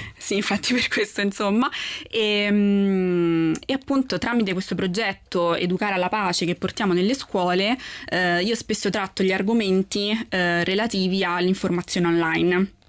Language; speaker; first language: Italian; native; Italian